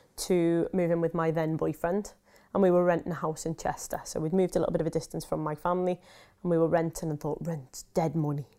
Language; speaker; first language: English; native; English